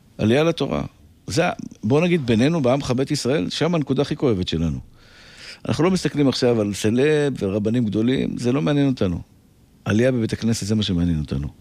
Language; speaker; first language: Hebrew; native; Hebrew